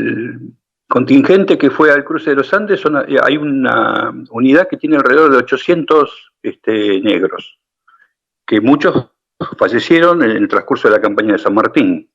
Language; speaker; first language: Spanish; native; Spanish